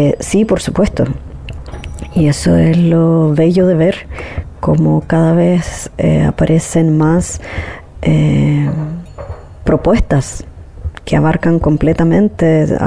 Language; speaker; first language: Spanish; native; Spanish